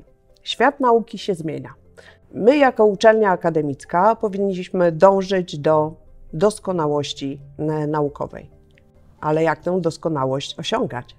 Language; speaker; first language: Polish; native; Polish